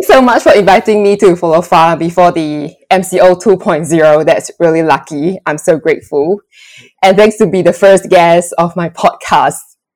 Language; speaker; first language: English; non-native, local second language; Chinese